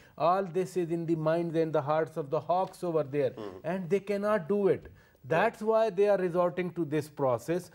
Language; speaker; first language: English; non-native, local second language; Urdu